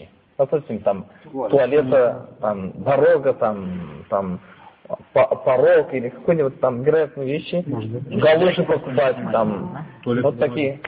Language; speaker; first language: Russian; non-native, fluent; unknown